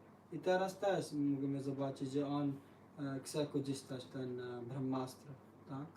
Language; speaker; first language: Polish; non-native, learner; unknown